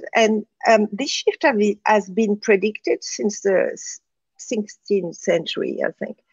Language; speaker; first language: English; non-native, fluent; French